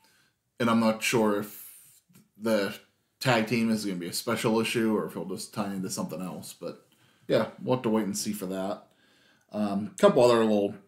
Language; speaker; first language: English; native; English